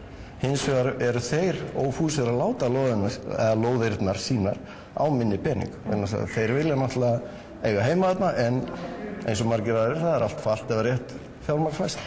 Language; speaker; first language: Icelandic; native; Icelandic